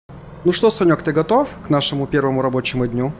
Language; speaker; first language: Russian; native; Russian